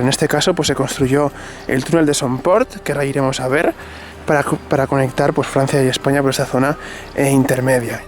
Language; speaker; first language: Spanish; native; Spanish